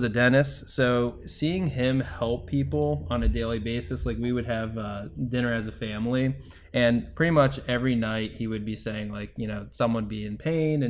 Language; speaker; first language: English; native; English